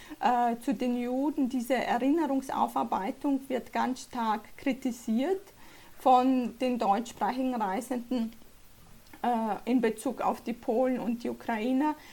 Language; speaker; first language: German; early bilingual, other home language; Polish